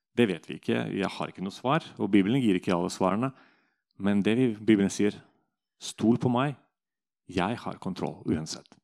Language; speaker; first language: Norwegian; non-native, fluent; Russian